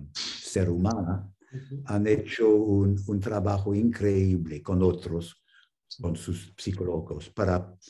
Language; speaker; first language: Spanish; non-native, fluent; English